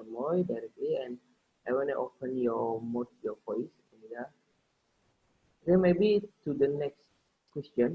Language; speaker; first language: English; non-native, learner; Indonesian